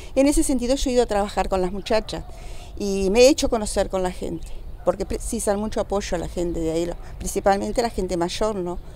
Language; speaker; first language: Spanish; native; Spanish